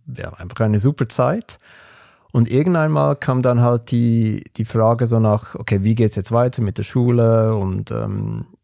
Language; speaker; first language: German; early bilingual, other home language; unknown